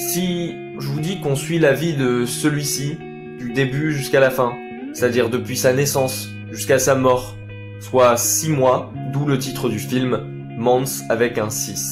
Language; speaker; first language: French; native; French